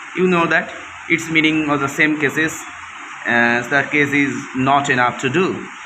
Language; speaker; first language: English; non-native, local second language; Bangla